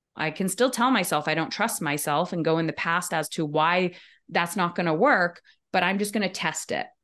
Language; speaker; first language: English; native; English